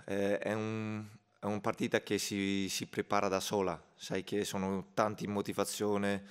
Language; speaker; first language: Italian; non-native, fluent; Dutch